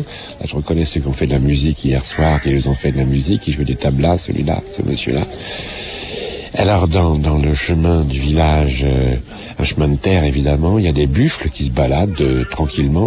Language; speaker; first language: French; native; French